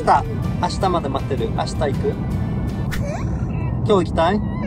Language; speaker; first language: Japanese; non-native, fluent; Swedish